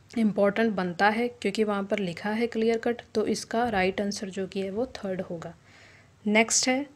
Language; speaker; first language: Hindi; non-native, local second language; Punjabi